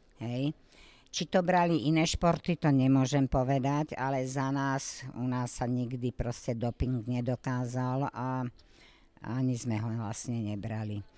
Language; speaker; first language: Slovak; native; Slovak